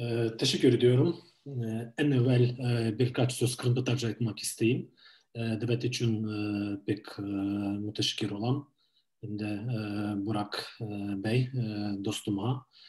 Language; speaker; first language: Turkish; non-native, fluent; Ukrainian